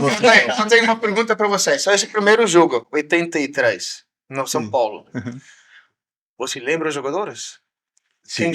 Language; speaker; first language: Portuguese; non-native, learner; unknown